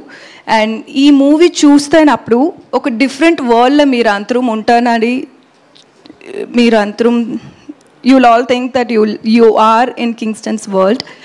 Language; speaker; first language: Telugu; non-native, learner; Tamil